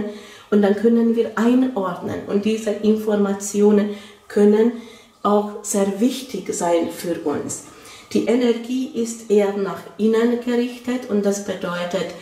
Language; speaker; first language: German; non-native, fluent; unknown